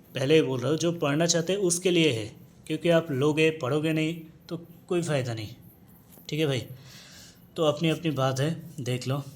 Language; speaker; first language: Hindi; non-native, local second language; Bangla